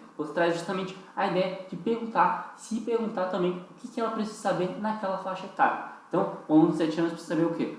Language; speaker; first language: Portuguese; native; Portuguese